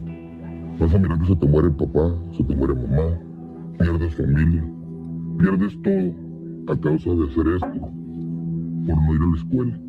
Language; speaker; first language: Spanish; native; Spanish